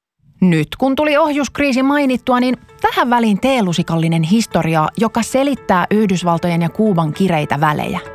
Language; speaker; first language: Finnish; native; Finnish